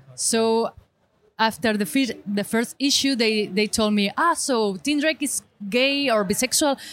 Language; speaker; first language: English; non-native, learner; Spanish